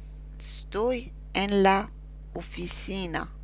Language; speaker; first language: Spanish; non-native, fluent; Persian